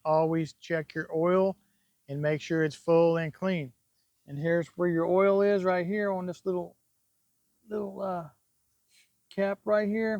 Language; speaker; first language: English; native; English